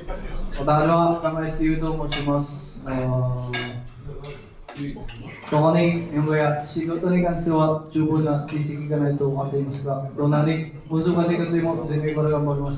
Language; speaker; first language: Japanese; non-native, learner; Filipino